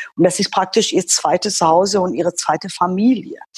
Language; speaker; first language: German; non-native, fluent; Persian